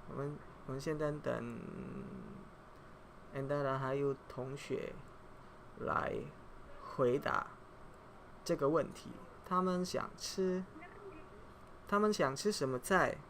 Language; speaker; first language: Chinese; non-native, fluent; Indonesian